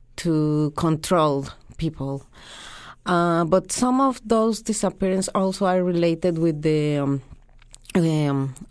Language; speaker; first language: English; non-native, fluent; Spanish